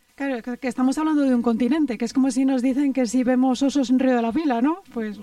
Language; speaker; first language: Spanish; native; Spanish